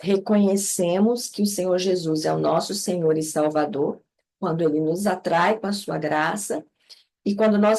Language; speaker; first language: Portuguese; native; Portuguese